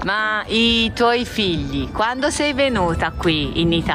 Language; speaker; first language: Italian; non-native, fluent; Japanese